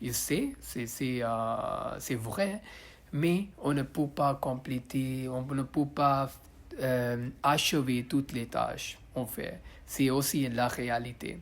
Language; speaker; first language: French; non-native, learner; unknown